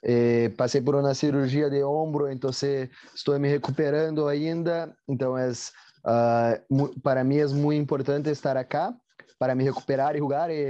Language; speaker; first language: Spanish; non-native, learner; Portuguese